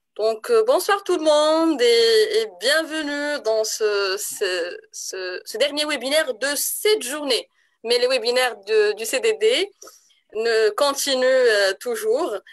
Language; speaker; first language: French; non-native, local second language; Arabic